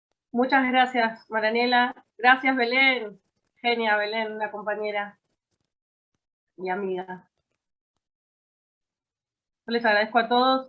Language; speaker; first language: Spanish; native; Spanish